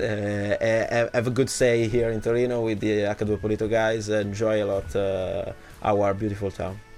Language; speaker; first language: English; non-native, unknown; Italian